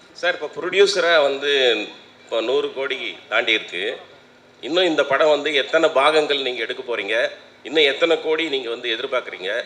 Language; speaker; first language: Tamil; native; Tamil